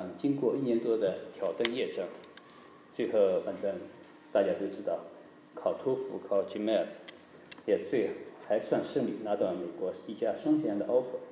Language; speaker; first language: Chinese; native; Chinese